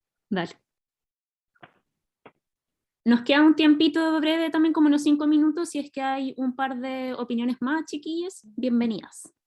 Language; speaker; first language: Spanish; native; Spanish